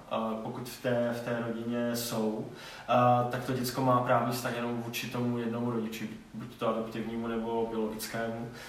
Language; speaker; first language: Czech; non-native, local second language; Polish